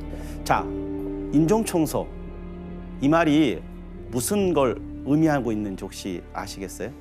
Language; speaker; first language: Korean; native; Korean